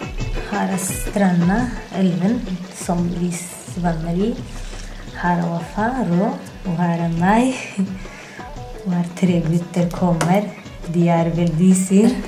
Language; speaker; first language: Norwegian; non-native, learner; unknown